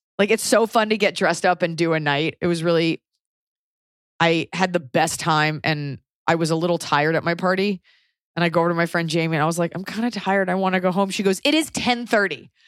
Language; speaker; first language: English; native; English